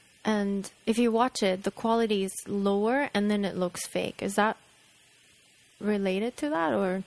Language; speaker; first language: English; non-native, fluent; Japanese